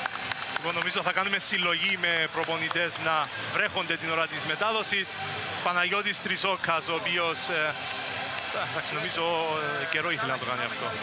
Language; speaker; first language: Greek; native; Greek